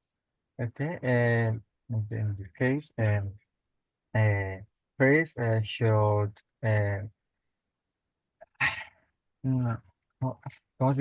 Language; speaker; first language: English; non-native, learner; Spanish